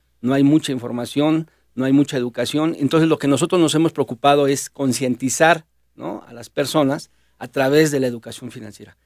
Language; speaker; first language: Spanish; native; Spanish